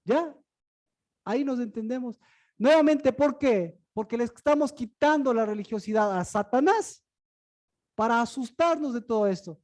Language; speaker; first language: Spanish; native; Spanish